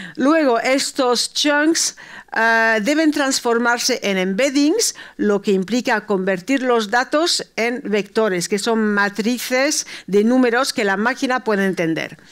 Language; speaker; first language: Spanish; early bilingual, heritage; Spanish